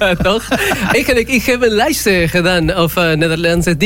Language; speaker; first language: Dutch; non-native, learner; Spanish